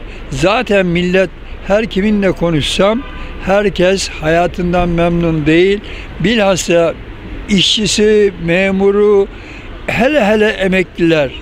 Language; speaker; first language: Turkish; native; Turkish